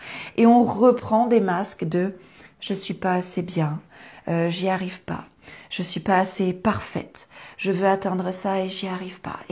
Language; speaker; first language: French; native; French